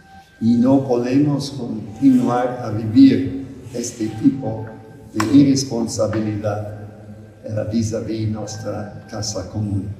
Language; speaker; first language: Spanish; non-native, fluent; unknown